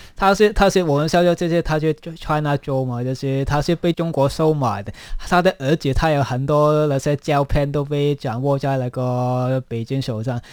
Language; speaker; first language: Chinese; non-native, local second language; Cantonese